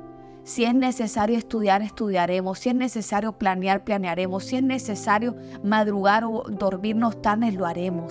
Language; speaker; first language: Spanish; native; Spanish